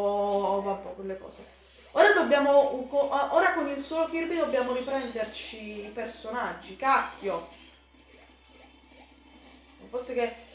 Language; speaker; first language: Italian; native; Italian